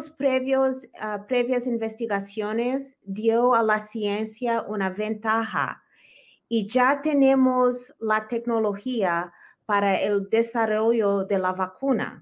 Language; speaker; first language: Spanish; early bilingual, heritage; Spanish